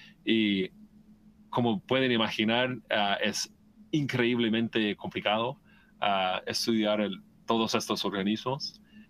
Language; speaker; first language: Spanish; non-native, fluent; English